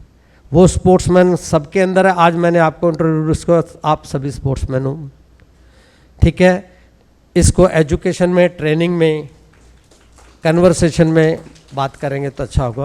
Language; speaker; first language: Hindi; native; Hindi